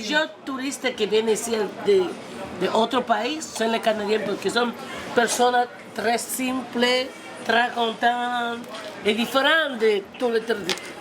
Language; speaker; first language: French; non-native, learner; Spanish